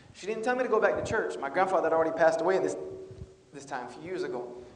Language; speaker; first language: English; native; English